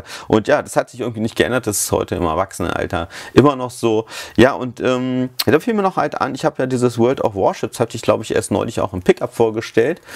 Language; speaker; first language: German; native; German